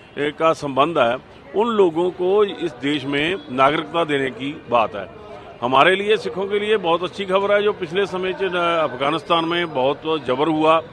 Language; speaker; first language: Hindi; non-native, local second language; Punjabi